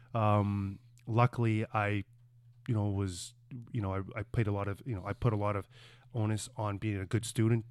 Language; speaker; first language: English; native; English